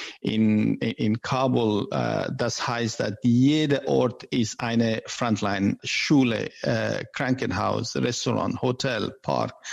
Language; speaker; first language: German; non-native, learner; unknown